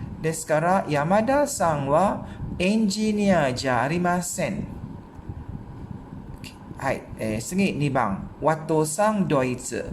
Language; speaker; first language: Japanese; non-native, fluent; Malay